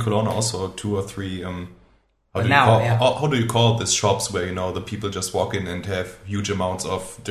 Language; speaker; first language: English; non-native, fluent; German